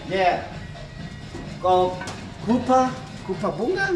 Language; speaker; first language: English; non-native, learner; Spanish